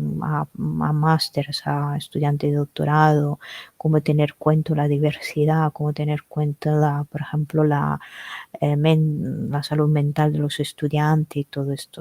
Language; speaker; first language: Spanish; non-native, fluent; Italian